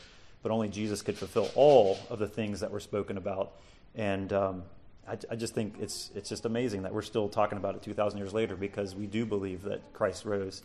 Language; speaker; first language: English; native; English